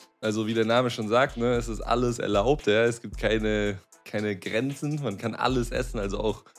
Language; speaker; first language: German; native; German